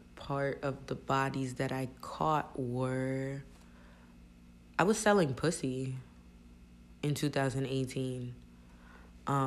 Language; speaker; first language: English; early bilingual, other home language; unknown